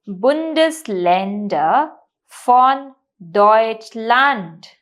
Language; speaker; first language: German; non-native, fluent; Hindi